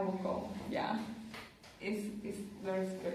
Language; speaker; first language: English; non-native, learner; Chinese